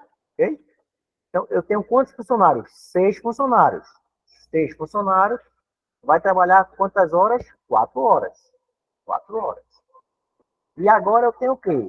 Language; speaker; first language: Portuguese; native; Portuguese